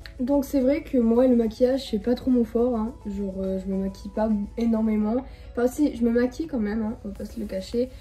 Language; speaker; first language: French; native; French